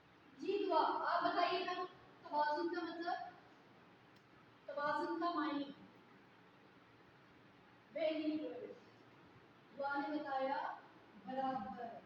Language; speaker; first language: Urdu; native; Urdu